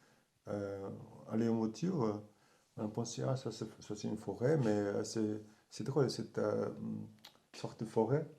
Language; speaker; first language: French; non-native, learner; German